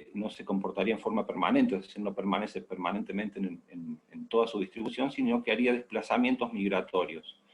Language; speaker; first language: Spanish; native; Spanish